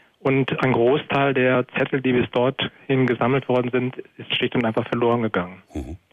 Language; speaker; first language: German; native; German